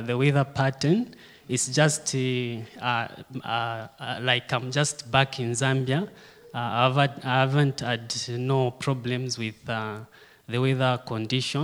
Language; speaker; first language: English; non-native, local second language; Bemba